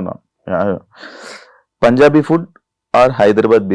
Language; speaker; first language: Telugu; native; Telugu